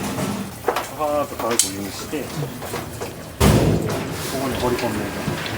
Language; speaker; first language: Japanese; native; Japanese